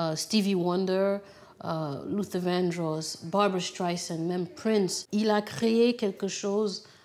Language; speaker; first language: French; non-native, fluent; English